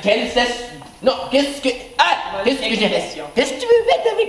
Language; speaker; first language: French; non-native, learner; English